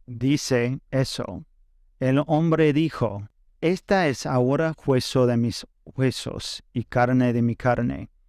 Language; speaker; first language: Spanish; non-native, fluent; English